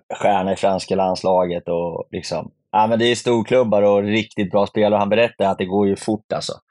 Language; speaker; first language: Swedish; native; Swedish